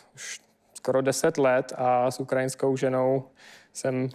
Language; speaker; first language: Czech; non-native, fluent; Ukrainian